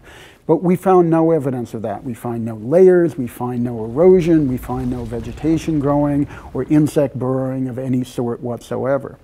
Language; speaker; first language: English; native; English